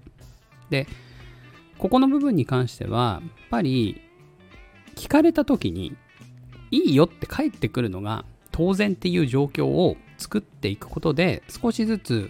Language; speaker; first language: Japanese; native; Japanese